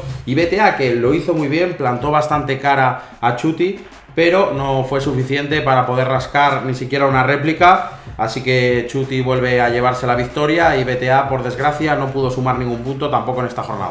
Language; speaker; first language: Spanish; native; Spanish